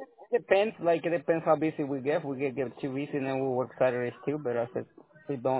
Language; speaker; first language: English; non-native, fluent; Spanish